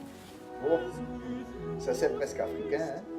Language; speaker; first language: French; non-native, learner; Dutch